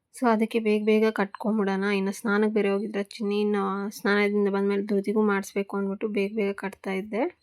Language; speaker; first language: Kannada; non-native, local second language; Telugu